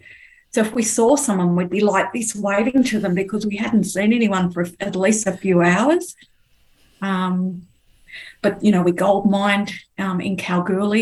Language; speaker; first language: English; native; English